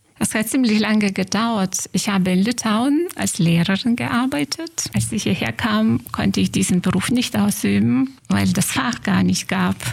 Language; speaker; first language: German; non-native, fluent; Lithuanian